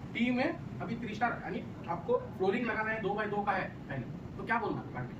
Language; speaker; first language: Hindi; non-native, local second language; Kannada